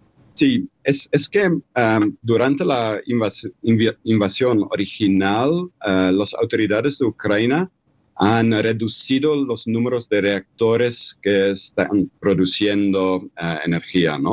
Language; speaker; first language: Spanish; non-native, fluent; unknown